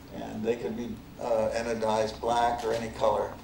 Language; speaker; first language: English; native; English